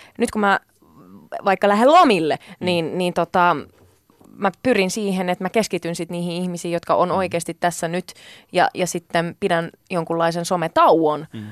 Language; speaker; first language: Finnish; early bilingual, other home language; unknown